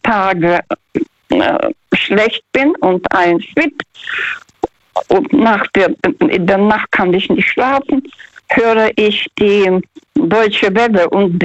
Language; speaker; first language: German; non-native, fluent; Russian